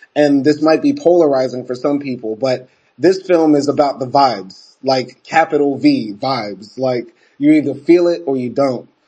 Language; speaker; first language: English; native; English